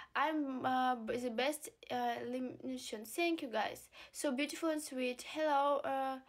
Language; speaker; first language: English; non-native, learner; Russian